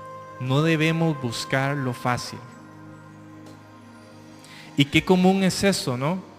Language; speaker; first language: Spanish; native; Spanish